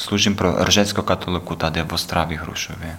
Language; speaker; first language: Czech; non-native, learner; Ukrainian